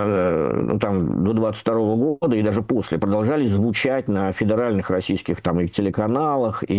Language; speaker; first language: Russian; native; Russian